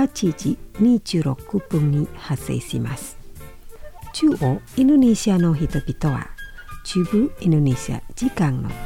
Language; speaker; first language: Japanese; non-native, fluent; Indonesian